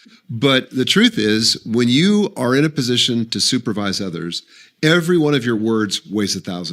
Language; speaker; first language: English; native; English